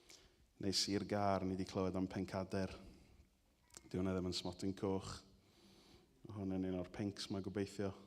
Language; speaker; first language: Welsh; native; Welsh